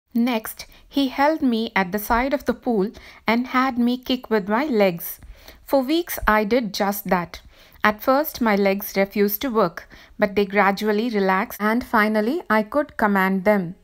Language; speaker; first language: English; non-native, local second language; Tamil